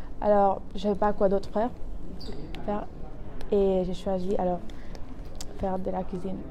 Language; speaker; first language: French; non-native, learner; Spanish